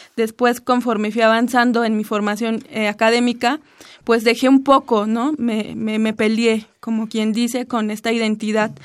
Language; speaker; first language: Spanish; non-native, local second language; Zapotec